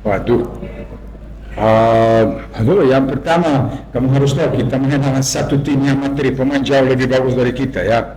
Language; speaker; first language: Indonesian; non-native, fluent; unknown